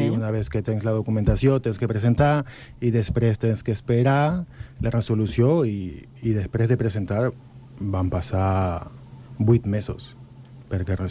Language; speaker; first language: Catalan; non-native, learner; Spanish